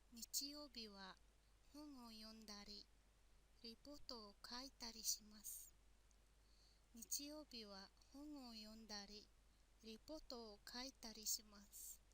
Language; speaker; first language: Japanese; non-native, fluent; Mongolian